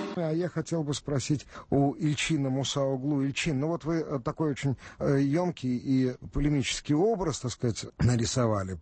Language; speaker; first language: Russian; native; Russian